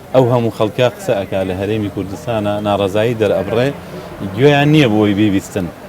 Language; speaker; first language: Central Kurdish; native; Central Kurdish